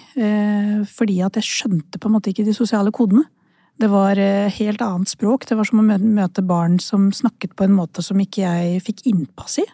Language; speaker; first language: Norwegian; early bilingual, other home language; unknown